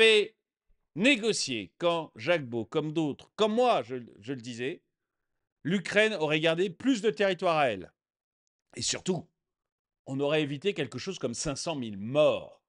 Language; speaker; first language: French; native; French